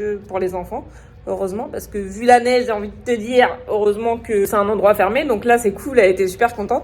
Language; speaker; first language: French; native; French